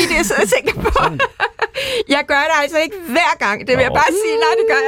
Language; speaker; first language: Danish; native; Danish